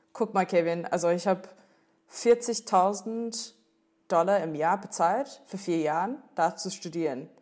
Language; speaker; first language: German; non-native, fluent; English